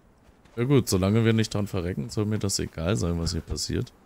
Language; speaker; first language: German; native; German